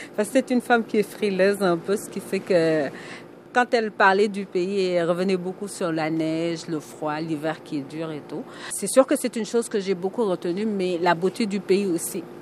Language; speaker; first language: French; non-native, local second language; Wolof